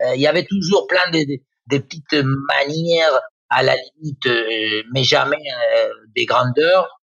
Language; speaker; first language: French; non-native, fluent; Spanish